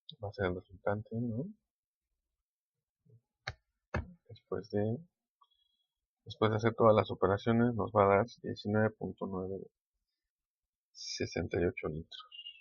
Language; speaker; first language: Spanish; native; Spanish